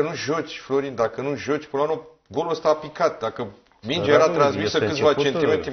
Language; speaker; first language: Romanian; native; Romanian